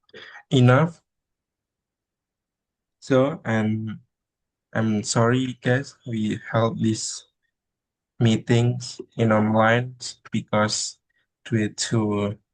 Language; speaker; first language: English; non-native, learner; Indonesian